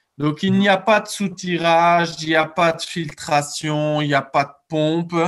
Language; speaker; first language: French; native; French